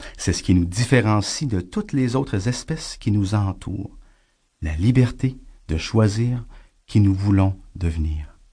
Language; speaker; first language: French; native; French